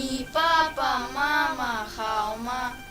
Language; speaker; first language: Chinese; non-native, learner; Kyrgyz